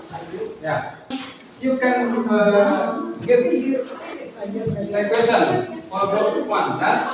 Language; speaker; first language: English; non-native, learner; Indonesian